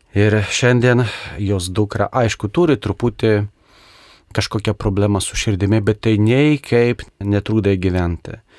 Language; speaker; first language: Lithuanian; non-native, local second language; Polish